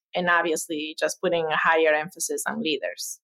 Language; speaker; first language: English; non-native, fluent; Spanish